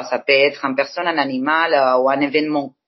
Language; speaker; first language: French; non-native, fluent; Spanish